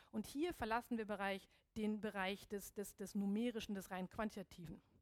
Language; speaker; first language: German; native; German